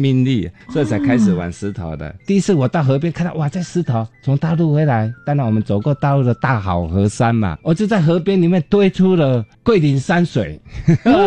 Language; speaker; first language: Chinese; native; Chinese